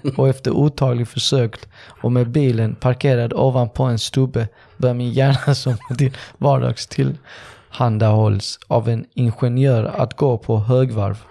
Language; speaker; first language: Swedish; early bilingual, other home language; Persian